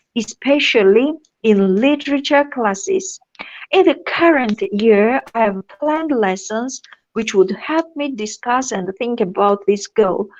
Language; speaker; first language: English; non-native, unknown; Georgian